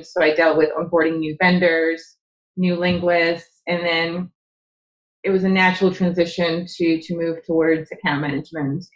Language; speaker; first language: English; non-native, fluent; Czech